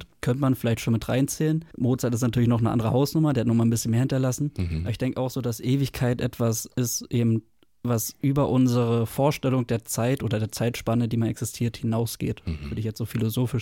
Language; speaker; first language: German; native; German